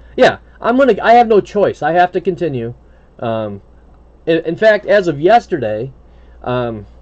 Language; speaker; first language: English; native; English